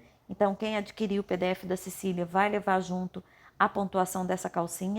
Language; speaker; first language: Portuguese; native; Portuguese